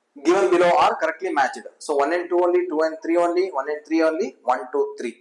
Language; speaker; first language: English; non-native, local second language; Kannada